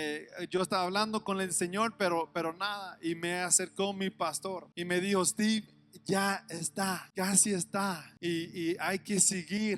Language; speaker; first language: Spanish; non-native, fluent; English